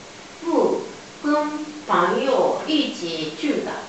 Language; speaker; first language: Chinese; non-native, learner; Japanese